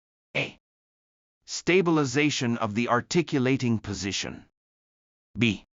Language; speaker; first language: English; non-native, fluent; Japanese